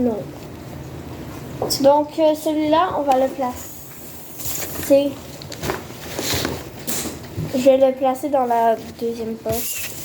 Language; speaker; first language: French; native; French